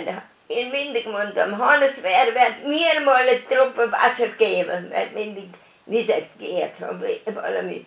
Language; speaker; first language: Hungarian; non-native, local second language; German